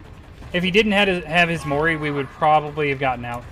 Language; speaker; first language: English; native; English